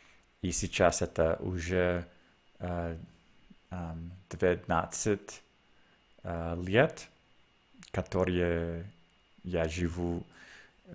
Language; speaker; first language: Russian; non-native, learner; English